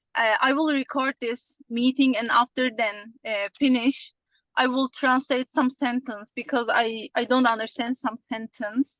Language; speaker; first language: English; non-native, learner; Turkish